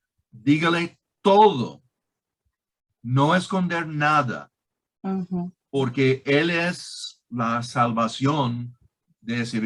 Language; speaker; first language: Spanish; non-native, fluent; English